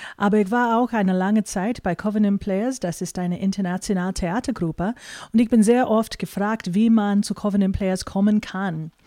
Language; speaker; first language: German; non-native, fluent; English